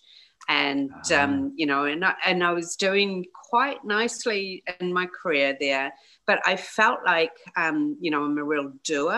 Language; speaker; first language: English; native; English